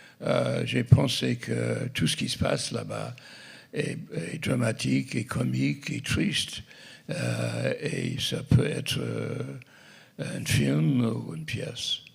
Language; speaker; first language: French; non-native, fluent; English